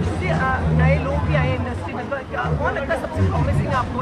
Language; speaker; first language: Hindi; native; Hindi